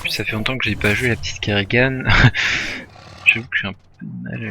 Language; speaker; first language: French; native; French